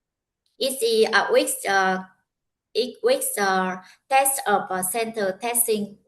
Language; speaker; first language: English; non-native, learner; Vietnamese